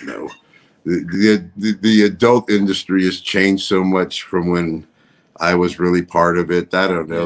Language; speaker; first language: English; native; English